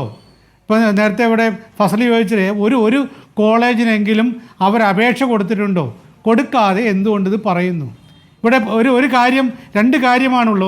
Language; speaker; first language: Malayalam; native; Malayalam